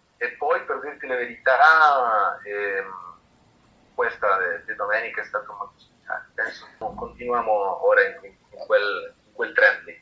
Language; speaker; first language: Italian; non-native, fluent; Spanish